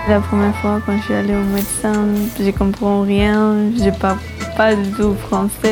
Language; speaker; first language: French; non-native, learner; Romanian